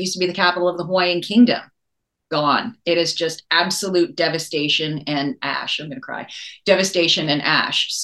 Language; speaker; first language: English; native; English